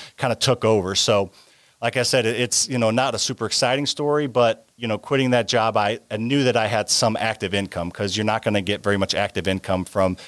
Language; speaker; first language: English; native; English